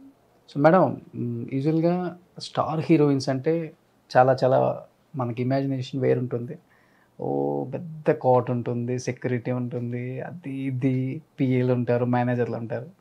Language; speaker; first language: Telugu; native; Telugu